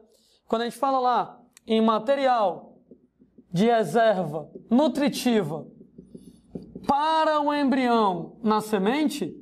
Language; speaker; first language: Portuguese; native; Portuguese